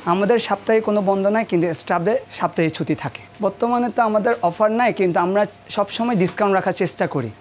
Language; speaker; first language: Bangla; non-native, local second language; Marma